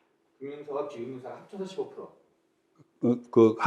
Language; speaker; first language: Korean; native; Korean